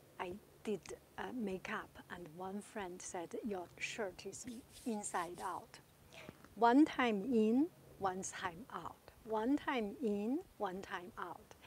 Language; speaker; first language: English; non-native, fluent; Chinese